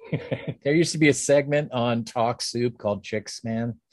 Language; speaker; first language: English; native; English